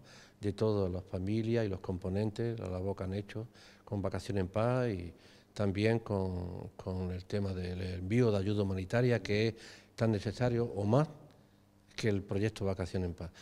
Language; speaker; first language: Spanish; native; Spanish